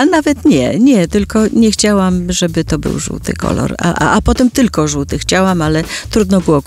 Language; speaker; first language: Polish; native; Polish